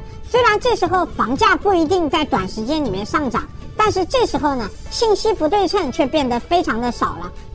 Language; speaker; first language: Chinese; native; Chinese